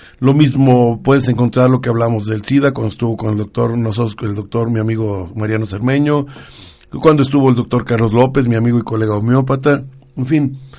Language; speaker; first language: Spanish; native; Spanish